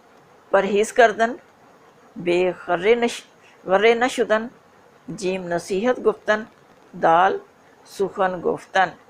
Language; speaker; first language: Persian; non-native, fluent; Urdu